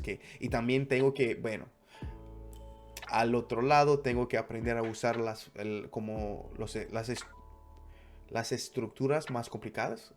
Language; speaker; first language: Spanish; non-native, fluent; English